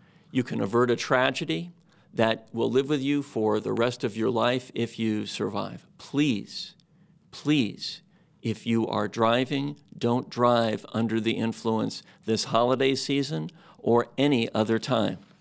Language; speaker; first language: English; native; English